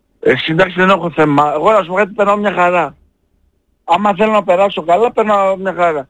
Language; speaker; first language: Greek; native; Greek